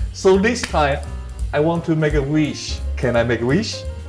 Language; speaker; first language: English; non-native, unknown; Chinese